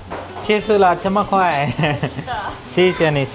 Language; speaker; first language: Chinese; non-native, fluent; Hindi